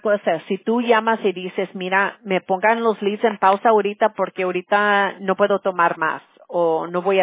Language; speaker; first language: Spanish; early bilingual, heritage; Spanish